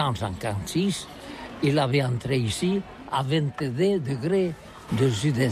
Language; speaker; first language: French; non-native, learner; Catalan